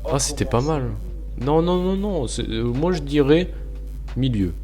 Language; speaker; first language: French; native; French